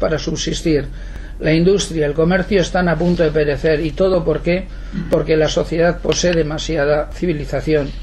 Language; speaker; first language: Spanish; non-native, local second language; Basque